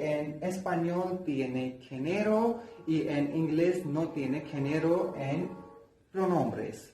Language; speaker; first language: Spanish; non-native, learner; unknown